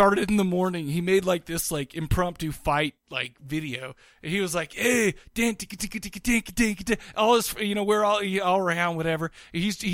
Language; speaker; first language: English; native; English